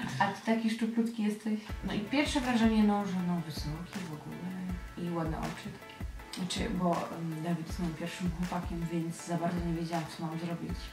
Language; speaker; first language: Polish; native; Polish